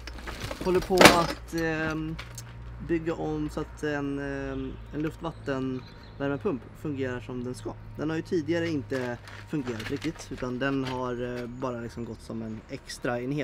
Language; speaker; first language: Swedish; native; Swedish